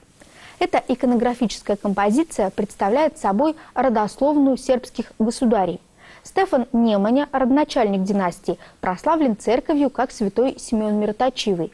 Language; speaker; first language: Russian; native; Russian